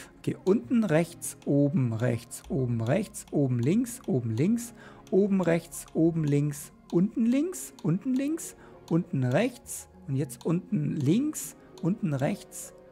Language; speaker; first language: German; native; German